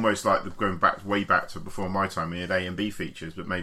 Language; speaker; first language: English; native; English